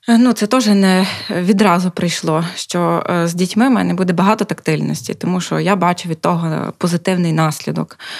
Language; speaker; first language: Ukrainian; native; Ukrainian